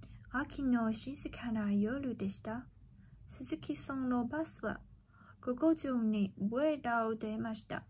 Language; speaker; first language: Japanese; non-native, learner; Chinese